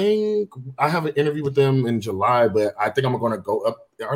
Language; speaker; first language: English; native; English